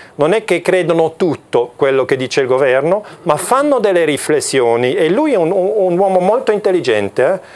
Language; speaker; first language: Italian; non-native, local second language; German